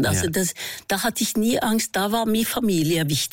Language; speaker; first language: German; non-native, fluent; Norwegian